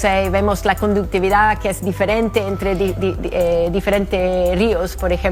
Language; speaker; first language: Spanish; non-native, fluent; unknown